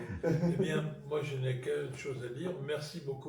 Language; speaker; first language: French; native; French